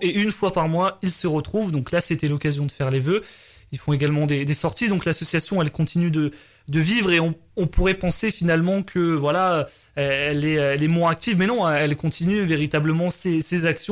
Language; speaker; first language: French; native; French